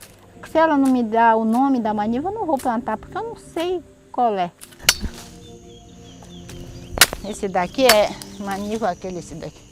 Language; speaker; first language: Portuguese; non-native, local second language; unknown